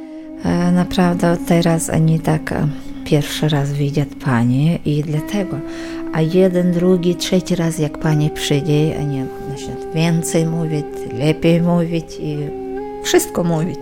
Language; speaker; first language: Polish; non-native, learner; Chechen